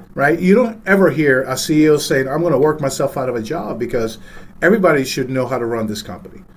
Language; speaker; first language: English; early bilingual, other home language; Spanish